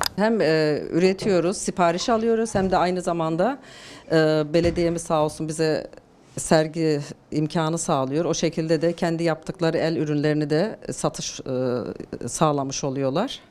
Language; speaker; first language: Turkish; native; Turkish